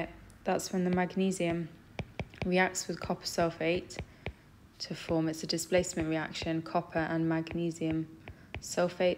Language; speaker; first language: English; native; English